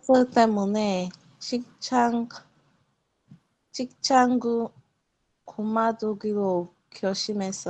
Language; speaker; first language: Korean; non-native, learner; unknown